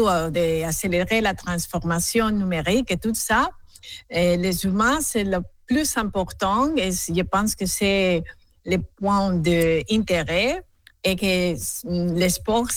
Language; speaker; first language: French; non-native, learner; Spanish